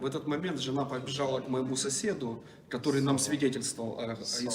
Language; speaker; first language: Russian; native; Russian